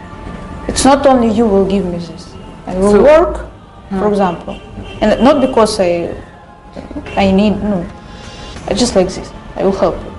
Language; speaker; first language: English; non-native, learner; Russian